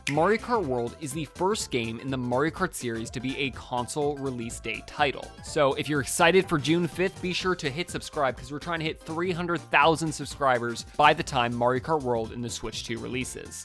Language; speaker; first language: English; native; English